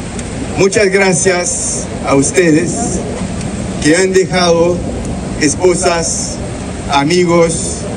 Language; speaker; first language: Spanish; non-native, fluent; Haitian Creole